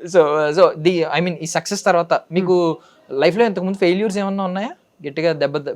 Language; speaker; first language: Telugu; native; Telugu